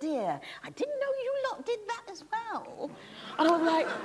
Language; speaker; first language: English; native; English